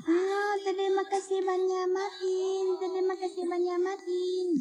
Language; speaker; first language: Indonesian; non-native, learner; Vietnamese